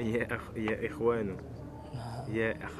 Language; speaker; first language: Arabic; non-native, learner; French